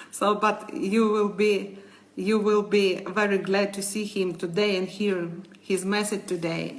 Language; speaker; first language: English; non-native, learner; Ukrainian